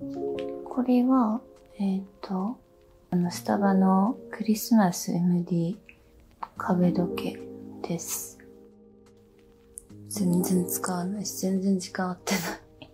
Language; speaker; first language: Japanese; non-native, fluent; Korean